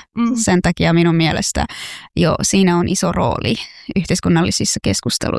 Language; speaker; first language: Finnish; non-native, fluent; Persian